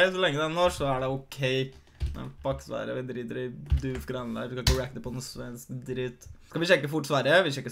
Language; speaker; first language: Norwegian; early bilingual, other home language; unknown